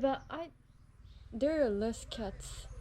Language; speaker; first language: English; non-native, fluent; Japanese